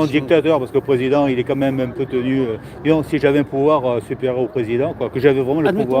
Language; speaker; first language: French; native; French